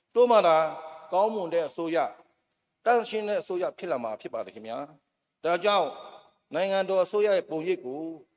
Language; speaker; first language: Burmese; non-native, local second language; Shan